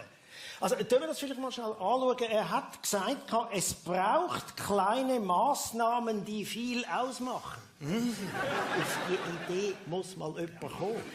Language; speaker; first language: German; native; German